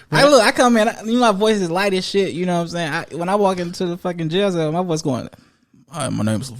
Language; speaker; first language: English; native; English